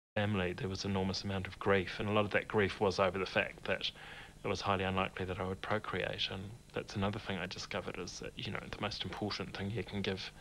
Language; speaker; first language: English; native; English